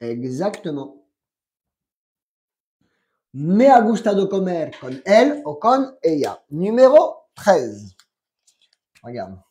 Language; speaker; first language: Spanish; non-native, fluent; French